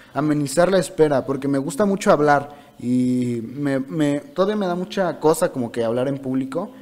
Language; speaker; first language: Spanish; native; Spanish